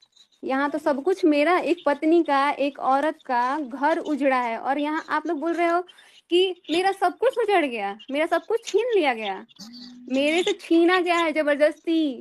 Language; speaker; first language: Hindi; native; Hindi